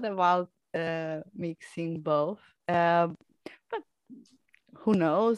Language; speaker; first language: English; non-native, fluent; Portuguese